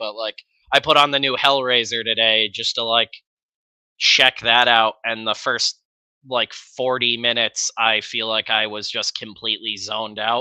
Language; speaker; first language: English; native; English